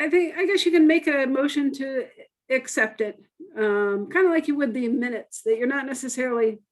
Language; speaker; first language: English; native; English